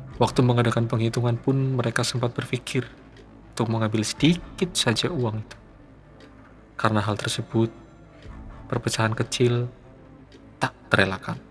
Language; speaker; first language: Indonesian; native; Indonesian